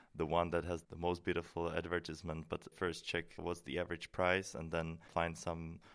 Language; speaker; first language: English; non-native, fluent; Czech